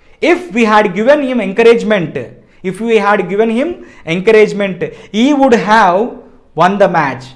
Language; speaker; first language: English; non-native, local second language; Telugu